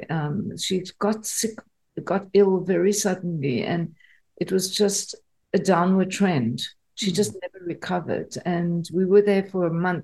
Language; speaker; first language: English; native; English